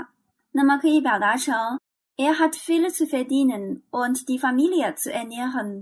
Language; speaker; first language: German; non-native, fluent; Chinese